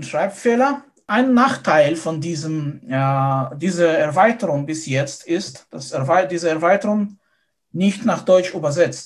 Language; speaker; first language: German; non-native, fluent; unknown